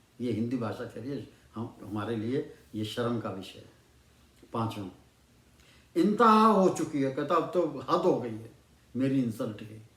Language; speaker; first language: Hindi; non-native, local second language; Punjabi